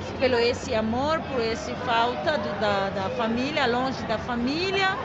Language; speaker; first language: Portuguese; non-native, learner; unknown